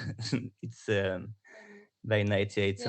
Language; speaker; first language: English; non-native, learner; French